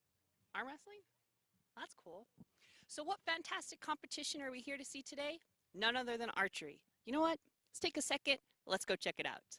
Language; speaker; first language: English; native; English